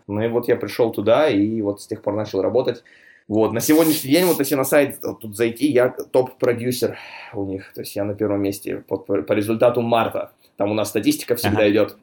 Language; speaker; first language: Russian; native; Russian